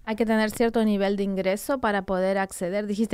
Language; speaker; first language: Spanish; non-native, learner; English